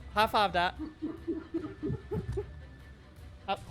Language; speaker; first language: English; non-native, fluent; Dutch